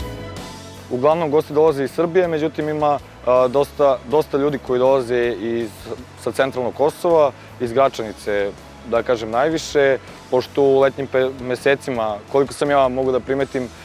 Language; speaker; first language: Croatian; native; Croatian